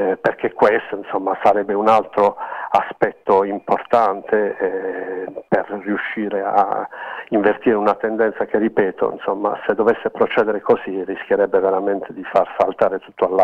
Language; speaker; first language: Italian; native; Italian